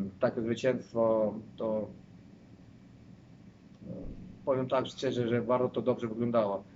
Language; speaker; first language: Polish; non-native, learner; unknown